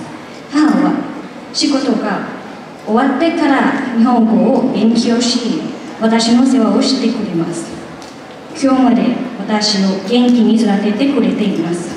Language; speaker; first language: Japanese; non-native, learner; Thai